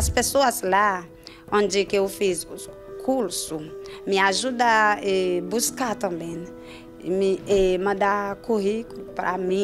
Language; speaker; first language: Portuguese; non-native, learner; Haitian Creole